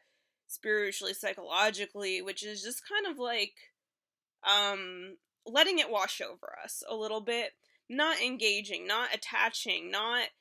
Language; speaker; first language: English; native; English